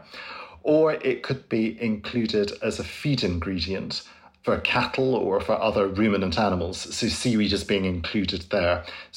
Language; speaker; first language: English; native; English